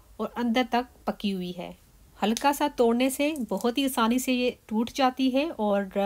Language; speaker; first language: Urdu; native; Urdu